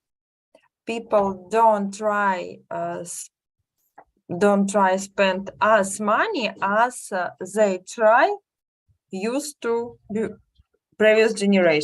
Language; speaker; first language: English; non-native, learner; Russian